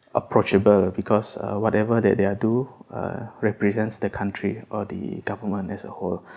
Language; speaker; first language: English; non-native, local second language; Malay